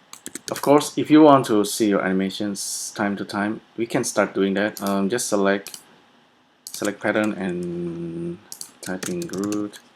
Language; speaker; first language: English; non-native, fluent; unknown